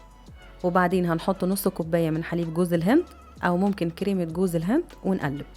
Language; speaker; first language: Arabic; native; Arabic